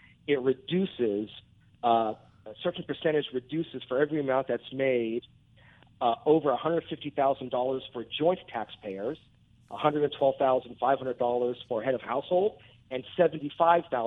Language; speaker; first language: English; native; English